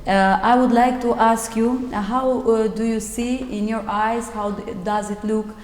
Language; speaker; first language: English; non-native, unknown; Albanian